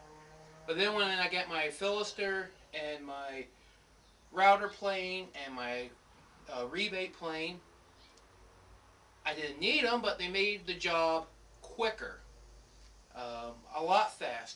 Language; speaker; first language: English; native; English